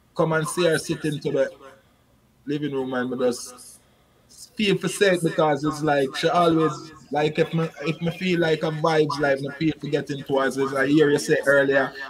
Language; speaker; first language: English; non-native, local second language; Jamaican Creole English